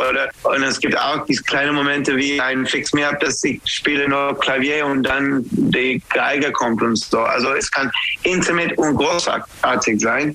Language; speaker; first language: German; non-native, fluent; English